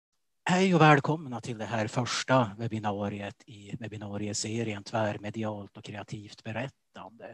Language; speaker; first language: Swedish; native; Swedish